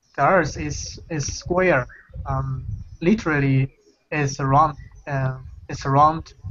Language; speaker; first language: English; non-native, fluent; Chinese